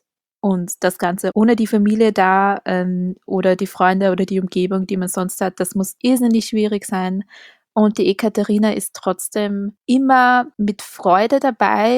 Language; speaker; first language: German; native; German